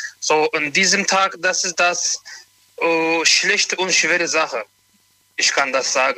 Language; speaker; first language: German; non-native, learner; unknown